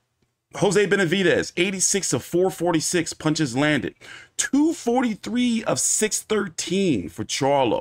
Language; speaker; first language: English; native; English